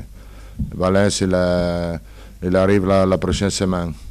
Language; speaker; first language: French; non-native, learner; Italian